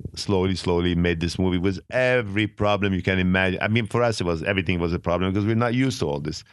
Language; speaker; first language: English; non-native, fluent; Arabic